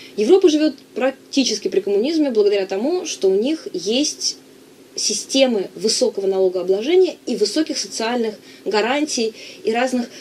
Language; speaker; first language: Russian; native; Russian